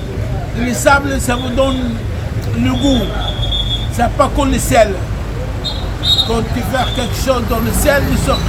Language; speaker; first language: French; non-native, learner; Arabic